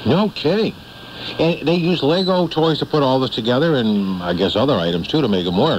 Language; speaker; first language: English; native; English